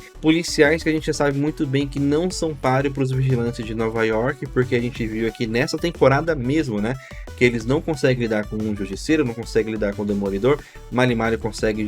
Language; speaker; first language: Portuguese; native; Portuguese